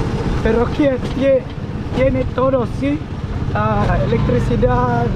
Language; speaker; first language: Spanish; non-native, learner; Filipino